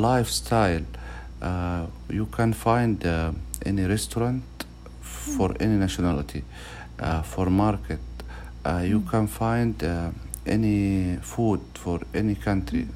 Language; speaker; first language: English; non-native, learner; Arabic